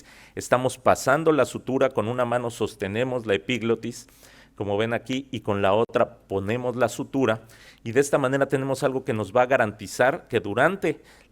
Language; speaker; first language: Spanish; native; Spanish